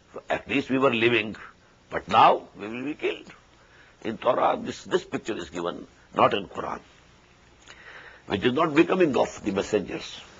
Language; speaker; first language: English; non-native, local second language; Urdu